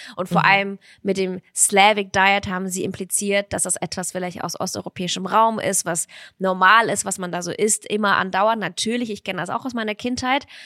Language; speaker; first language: German; early bilingual, other home language; Russian